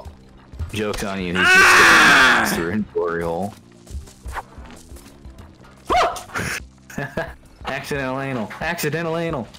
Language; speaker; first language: English; native; English